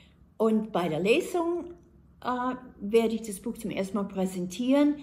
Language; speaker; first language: German; non-native, fluent; English